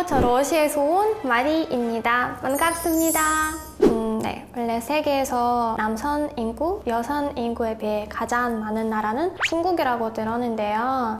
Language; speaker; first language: Korean; non-native, fluent; Russian